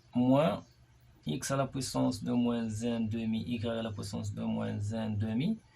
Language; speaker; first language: French; non-native, local second language; Arabic